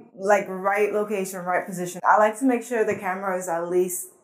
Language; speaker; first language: English; early bilingual, other home language; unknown